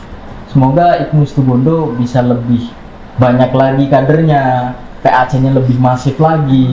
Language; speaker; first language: Indonesian; non-native, local second language; Javanese